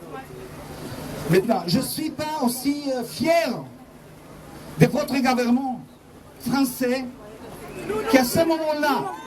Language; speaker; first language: French; non-native, fluent; Hebrew